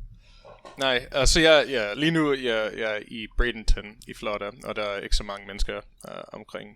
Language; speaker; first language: Danish; non-native, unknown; English